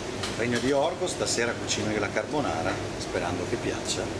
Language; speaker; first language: Italian; native; Italian